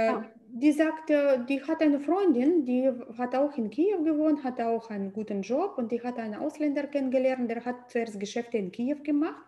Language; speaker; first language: German; non-native, fluent; Russian